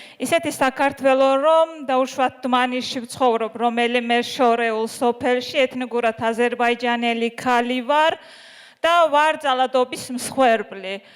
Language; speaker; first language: Georgian; non-native, local second language; Azerbaijani